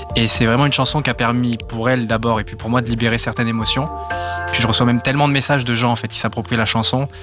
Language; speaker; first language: French; early bilingual, other home language; Serbian